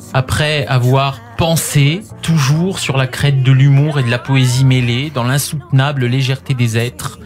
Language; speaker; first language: French; native; French